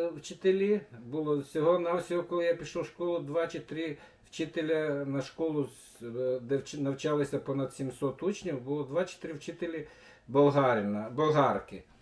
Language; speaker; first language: Ukrainian; non-native, local second language; Bulgarian